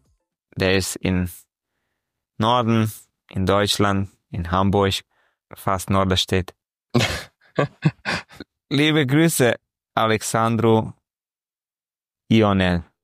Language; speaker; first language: German; non-native, learner; Romanian